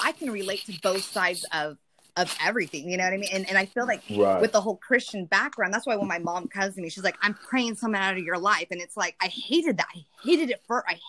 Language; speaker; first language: English; native; English